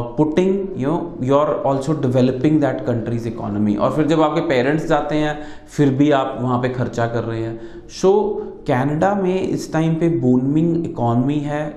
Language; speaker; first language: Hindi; non-native, local second language; Punjabi